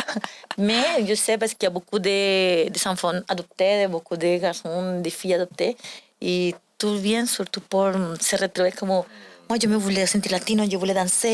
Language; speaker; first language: French; non-native, learner; Spanish